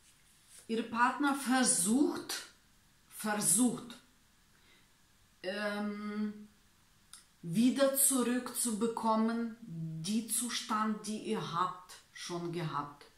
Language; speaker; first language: German; non-native, learner; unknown